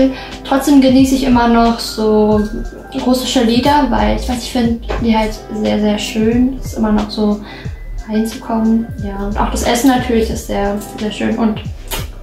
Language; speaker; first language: German; native; German